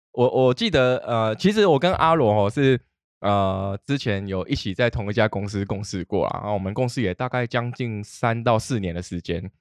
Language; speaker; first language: Chinese; native; Chinese